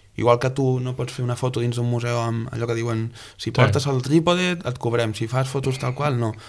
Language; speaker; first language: Catalan; native; Catalan